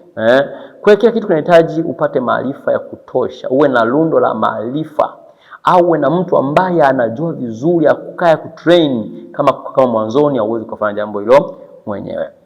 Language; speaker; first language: Swahili; native; Swahili